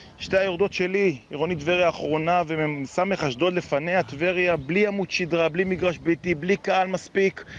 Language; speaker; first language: Hebrew; native; Hebrew